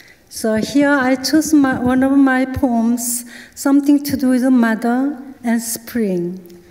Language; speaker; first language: English; non-native, fluent; Korean